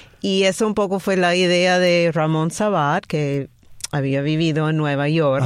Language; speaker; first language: Spanish; non-native, fluent; English